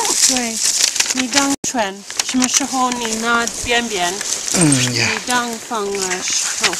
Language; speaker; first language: Chinese; non-native, learner; French